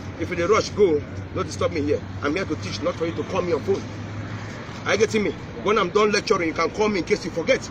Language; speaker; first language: Nigerian Pidgin; non-native, local second language; Yoruba